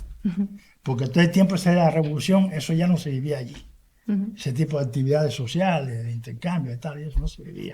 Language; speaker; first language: Spanish; early bilingual, heritage; Spanish